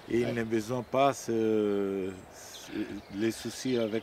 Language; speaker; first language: French; non-native, learner; Portuguese